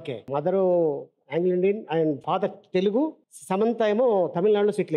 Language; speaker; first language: Telugu; native; Telugu